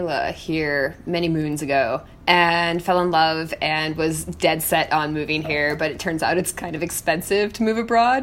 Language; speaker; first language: English; native; English